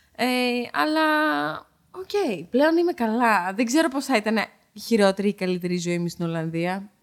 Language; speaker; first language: Greek; early bilingual, other home language; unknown